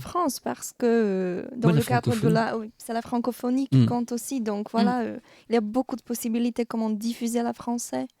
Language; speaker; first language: French; non-native, fluent; Slovak